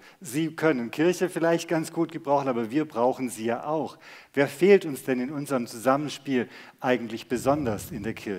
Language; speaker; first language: German; native; German